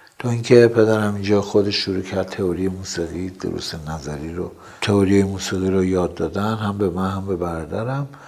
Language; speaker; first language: Persian; non-native, local second language; Azerbaijani